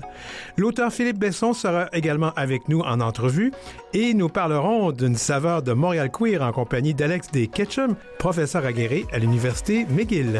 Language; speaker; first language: French; native; French